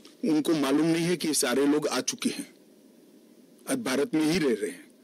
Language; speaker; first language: Hindi; non-native, local second language; Gujarati